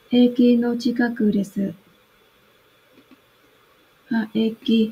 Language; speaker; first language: Japanese; non-native, fluent; Vietnamese